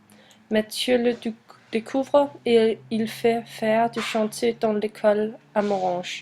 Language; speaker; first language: French; non-native, learner; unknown